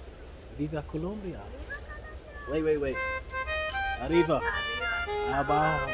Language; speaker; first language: Spanish; non-native, learner; English